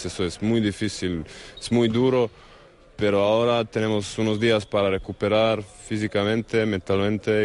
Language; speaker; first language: Spanish; non-native, fluent; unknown